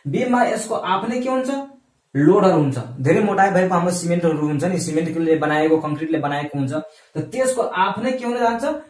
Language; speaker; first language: Nepali; non-native, local second language; Maithili